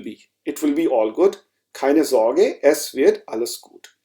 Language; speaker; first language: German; non-native, fluent; Urdu